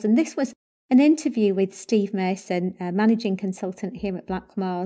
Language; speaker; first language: English; native; English